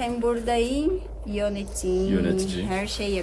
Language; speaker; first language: Turkish; non-native, learner; Portuguese